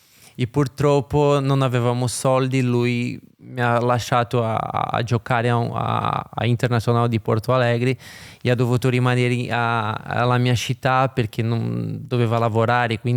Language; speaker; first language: Italian; non-native, fluent; Portuguese